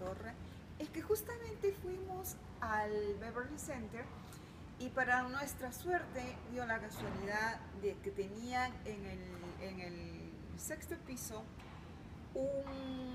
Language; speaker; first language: Spanish; early bilingual, heritage; Spanish